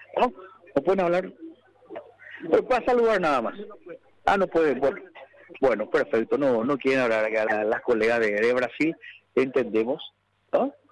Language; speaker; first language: Spanish; native; Spanish